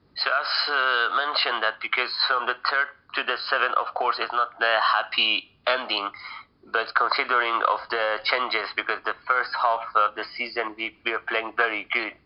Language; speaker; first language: English; non-native, fluent; Persian